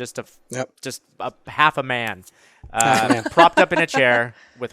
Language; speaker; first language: English; native; English